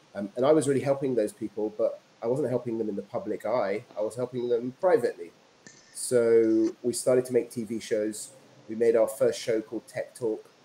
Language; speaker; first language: English; native; English